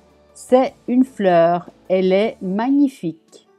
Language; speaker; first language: French; non-native, fluent; Italian